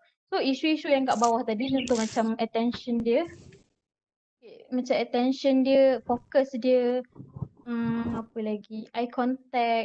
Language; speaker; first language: Malay; native; Malay